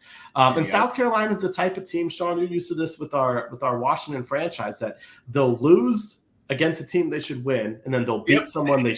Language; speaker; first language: English; native; English